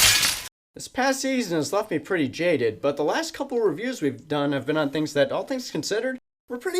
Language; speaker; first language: English; native; English